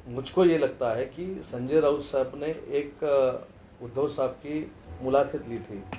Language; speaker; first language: Hindi; non-native, local second language; Marathi